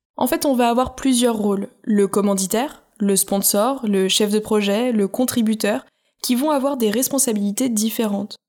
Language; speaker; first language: French; native; French